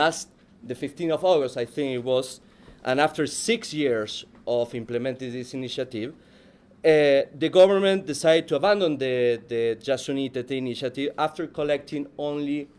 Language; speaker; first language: English; non-native, fluent; Spanish